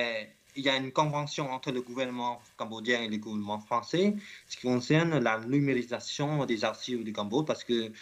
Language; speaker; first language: French; non-native, learner; Khmer